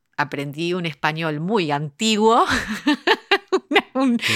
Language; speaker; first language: Spanish; early bilingual, heritage; Spanish